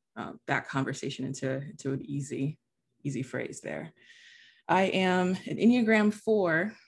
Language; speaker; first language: English; early bilingual, other home language; Haitian Creole